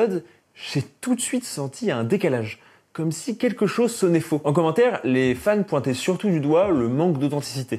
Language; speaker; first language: French; native; French